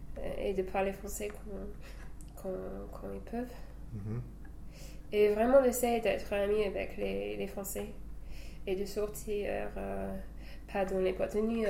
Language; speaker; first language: French; non-native, fluent; English